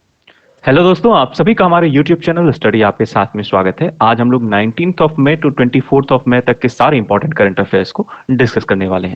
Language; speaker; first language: Hindi; native; Hindi